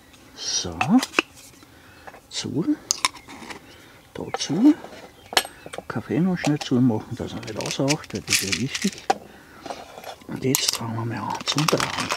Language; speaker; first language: German; native; German